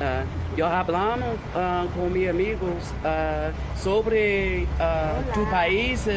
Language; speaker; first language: Spanish; non-native, learner; English